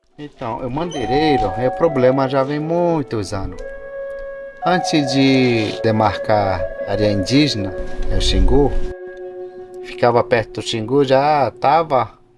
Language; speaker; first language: Portuguese; non-native, local second language; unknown